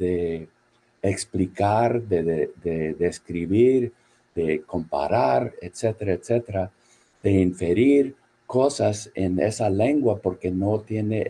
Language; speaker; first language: Spanish; non-native, fluent; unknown